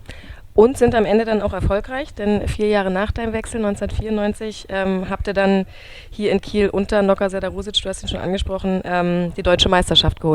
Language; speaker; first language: German; native; German